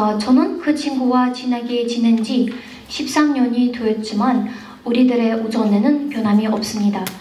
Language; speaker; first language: Korean; non-native, fluent; Kazakh